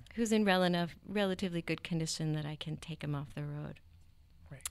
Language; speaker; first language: English; native; English